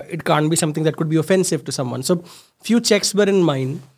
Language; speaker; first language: English; non-native, local second language; Hindi